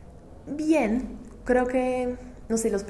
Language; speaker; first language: Spanish; non-native, fluent; English